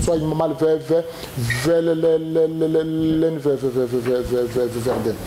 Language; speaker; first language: German; non-native, learner; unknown